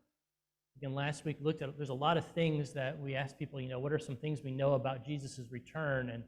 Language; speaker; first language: English; native; English